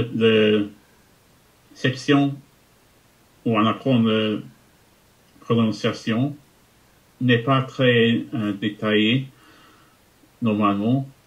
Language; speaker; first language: French; non-native, fluent; English